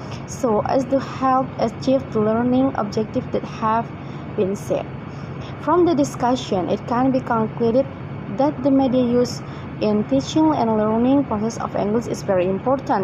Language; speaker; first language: English; non-native, fluent; Indonesian